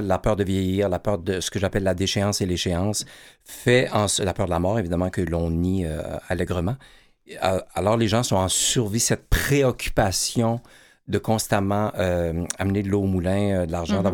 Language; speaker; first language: French; native; French